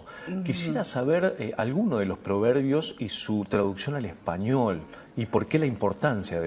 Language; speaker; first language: Spanish; native; Spanish